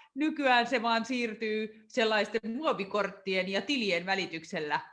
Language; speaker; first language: Finnish; native; Finnish